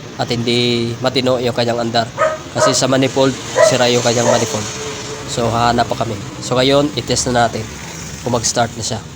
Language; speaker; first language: Filipino; non-native, local second language; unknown